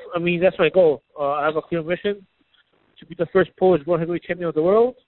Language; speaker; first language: English; native; English